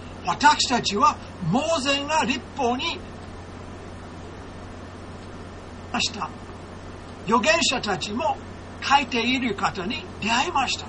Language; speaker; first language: Japanese; non-native, fluent; English